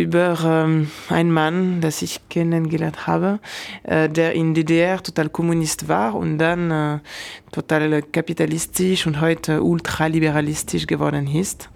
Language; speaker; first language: German; non-native, fluent; French